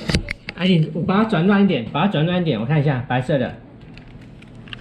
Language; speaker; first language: Chinese; native; Chinese